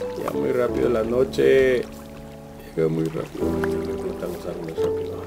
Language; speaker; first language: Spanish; early bilingual, heritage; Spanish